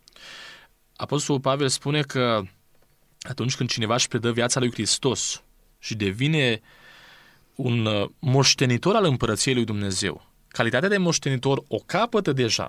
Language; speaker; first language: Romanian; native; Romanian